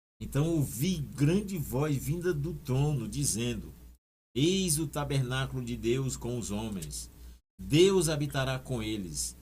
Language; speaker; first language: Portuguese; native; Portuguese